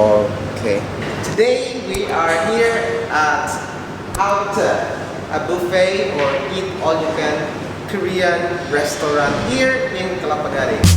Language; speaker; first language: English; non-native, local second language; Filipino